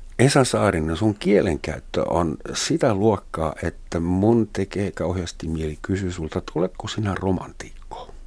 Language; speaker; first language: Finnish; non-native, fluent; German